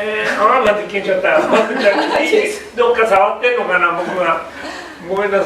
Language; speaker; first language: Japanese; native; Japanese